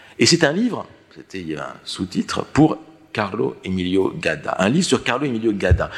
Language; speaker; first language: French; native; French